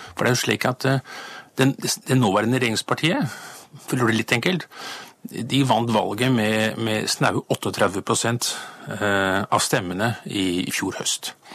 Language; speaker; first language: Norwegian; native; Norwegian